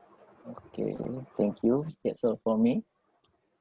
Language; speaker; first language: English; non-native, learner; Malay